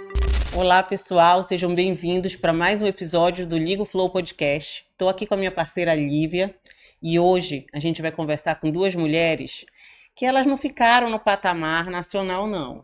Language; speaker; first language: Portuguese; native; Portuguese